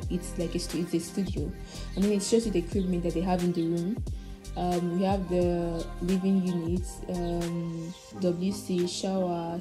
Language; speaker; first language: English; non-native, local second language; Ibibio